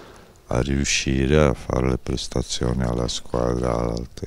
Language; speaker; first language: Italian; non-native, fluent; Czech